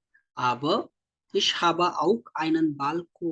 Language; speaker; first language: German; non-native, fluent; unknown